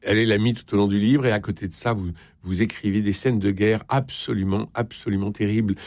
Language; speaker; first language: French; native; French